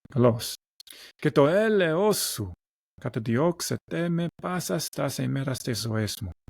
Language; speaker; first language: Greek; non-native, learner; English